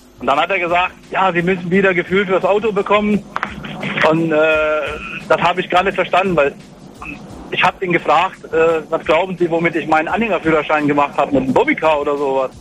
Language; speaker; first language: German; non-native, fluent; Hungarian